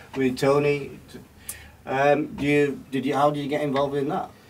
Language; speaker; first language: English; native; English